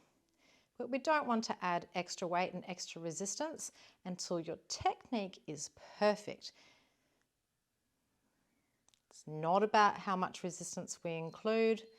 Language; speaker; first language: English; native; English